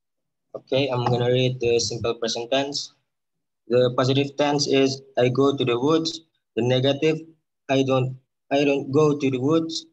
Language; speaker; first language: English; non-native, learner; Indonesian